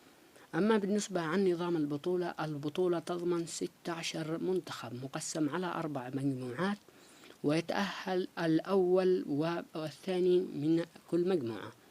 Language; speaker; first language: Arabic; native; Arabic